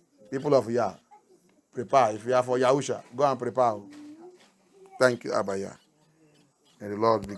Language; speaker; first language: English; non-native, local second language; Yoruba